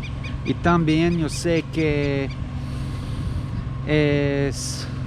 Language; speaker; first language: Spanish; non-native, learner; English